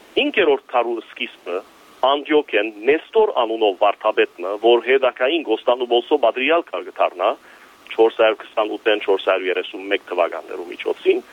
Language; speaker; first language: Armenian; early bilingual, heritage; Armenian